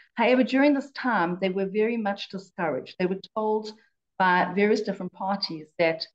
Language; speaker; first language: English; native; English